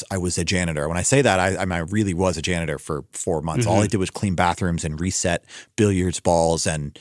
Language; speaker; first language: English; native; English